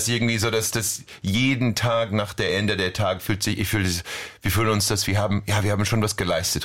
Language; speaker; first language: German; non-native, learner; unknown